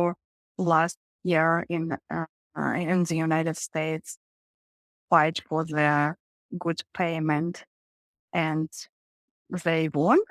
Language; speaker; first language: English; non-native, learner; Russian